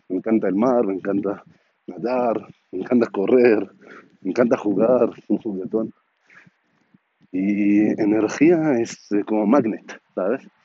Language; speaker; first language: Spanish; non-native, learner; Hebrew